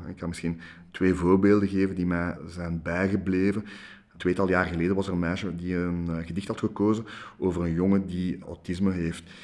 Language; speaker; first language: Dutch; non-native, local second language; French